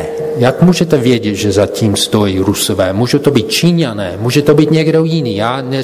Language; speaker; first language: Czech; non-native, fluent; English